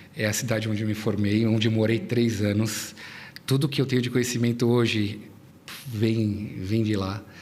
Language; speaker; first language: Portuguese; native; Portuguese